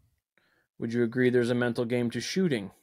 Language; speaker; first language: English; native; English